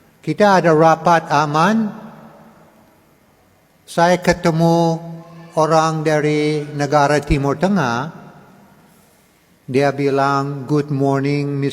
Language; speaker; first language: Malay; non-native, learner; English